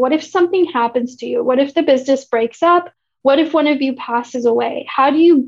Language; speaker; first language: English; native; English